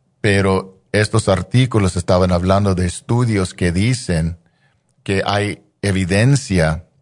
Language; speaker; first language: Spanish; non-native, fluent; English